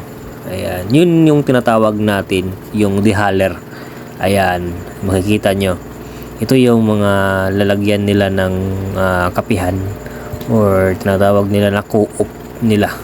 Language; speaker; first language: Filipino; non-native, local second language; Cebuano